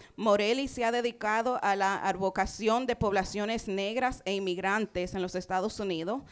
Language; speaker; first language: Spanish; early bilingual, heritage; Spanish